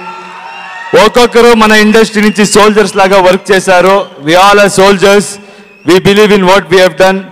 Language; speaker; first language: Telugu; non-native, learner; Kannada